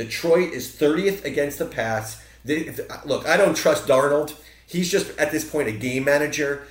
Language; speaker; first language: English; native; English